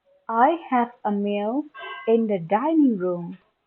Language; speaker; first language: English; non-native, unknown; Thai